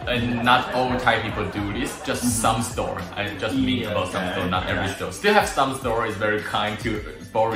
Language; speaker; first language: English; non-native, learner; Chinese